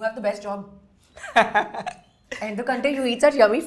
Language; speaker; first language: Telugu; non-native, local second language; Hindi